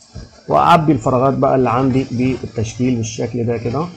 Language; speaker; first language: Arabic; native; Arabic